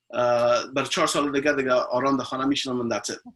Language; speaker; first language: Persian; early bilingual, heritage; Persian